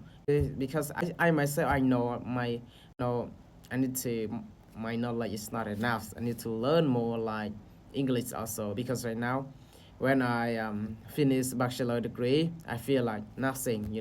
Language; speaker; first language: English; non-native, learner; Khmer